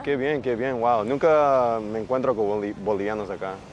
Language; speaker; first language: Spanish; early bilingual, heritage; Spanish